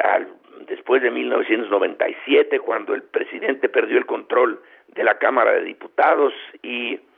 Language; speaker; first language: Spanish; native; Spanish